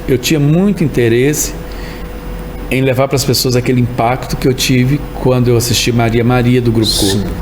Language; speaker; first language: Portuguese; native; Portuguese